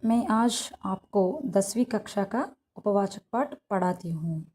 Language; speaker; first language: Hindi; non-native, local second language; Telugu